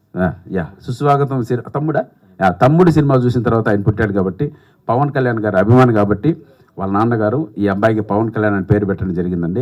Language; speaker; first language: Telugu; native; Telugu